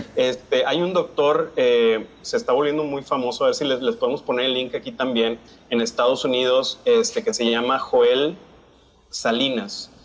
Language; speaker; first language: Spanish; native; Spanish